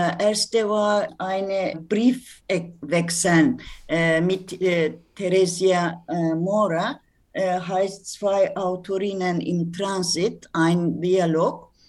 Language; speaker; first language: German; non-native, learner; Turkish